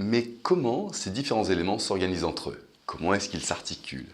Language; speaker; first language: French; native; French